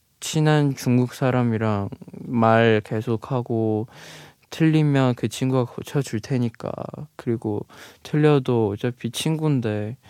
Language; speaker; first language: Korean; non-native, fluent; Chinese